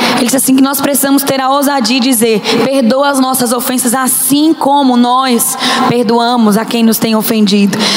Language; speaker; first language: Portuguese; native; Portuguese